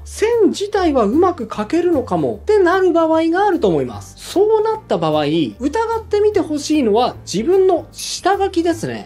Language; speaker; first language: Japanese; native; Japanese